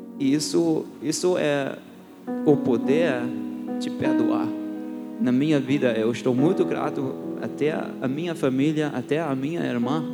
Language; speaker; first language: Portuguese; non-native, fluent; German